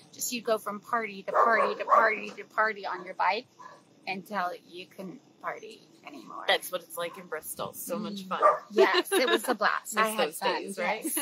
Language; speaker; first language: English; native; English